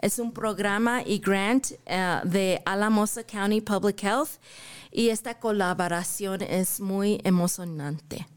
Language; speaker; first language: Spanish; early bilingual, heritage; English